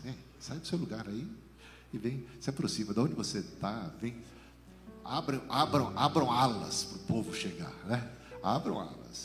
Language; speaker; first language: Portuguese; native; Portuguese